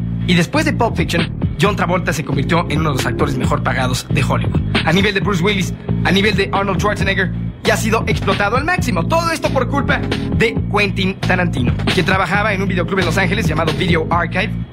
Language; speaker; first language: Spanish; native; Spanish